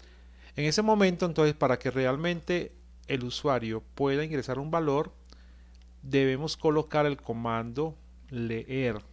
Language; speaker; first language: Spanish; native; Spanish